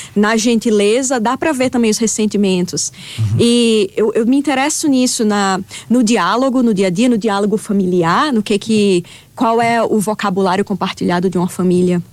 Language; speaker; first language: Portuguese; native; Portuguese